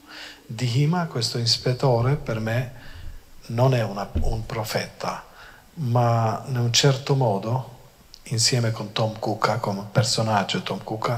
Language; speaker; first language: Italian; non-native, fluent; Albanian